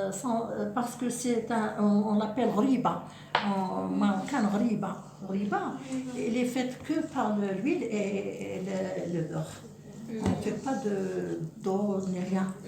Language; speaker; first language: French; non-native, local second language; Arabic